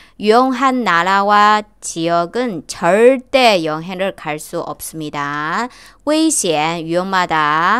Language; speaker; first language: Korean; non-native, fluent; Chinese